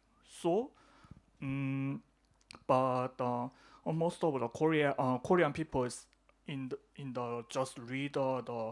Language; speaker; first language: English; non-native, learner; Korean